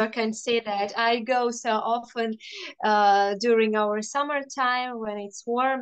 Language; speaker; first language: English; non-native, fluent; Russian